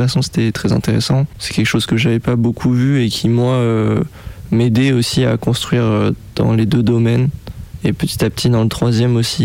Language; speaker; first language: French; native; French